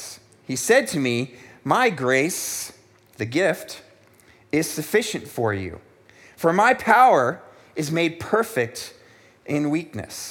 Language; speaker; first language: English; native; English